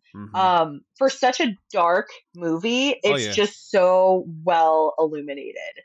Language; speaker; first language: English; early bilingual, other home language; Spanish